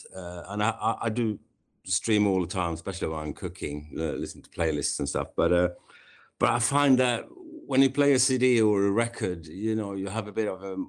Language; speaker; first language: English; non-native, fluent; Swedish